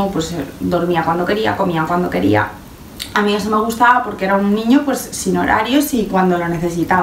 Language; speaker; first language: Spanish; native; Spanish